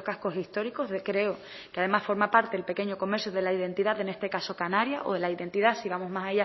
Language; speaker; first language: Spanish; native; Spanish